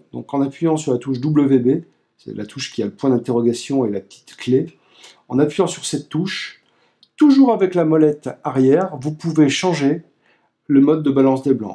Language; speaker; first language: French; native; French